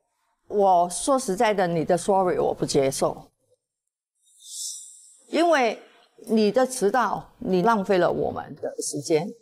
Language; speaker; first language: Chinese; non-native, local second language; Cantonese